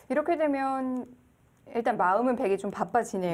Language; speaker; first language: Korean; native; Korean